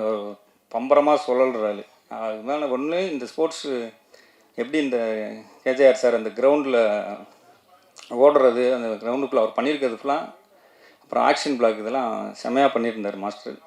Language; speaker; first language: Tamil; native; Tamil